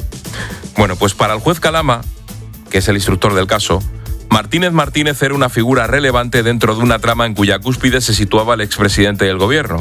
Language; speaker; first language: Spanish; native; Spanish